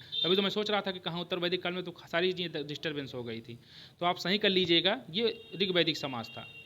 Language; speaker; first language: Hindi; native; Hindi